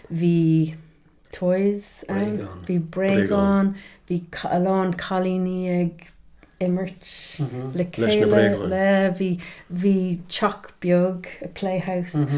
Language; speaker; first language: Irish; non-native, local second language; English